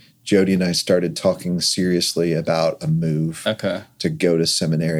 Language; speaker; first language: English; native; English